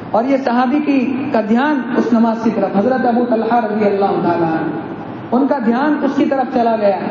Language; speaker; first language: Urdu; non-native, local second language; Gujarati